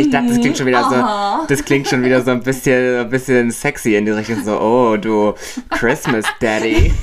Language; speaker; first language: German; native; German